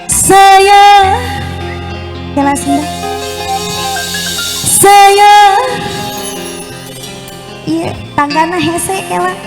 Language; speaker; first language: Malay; non-native, local second language; Sundanese